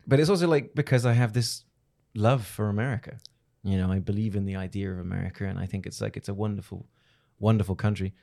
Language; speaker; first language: English; native; English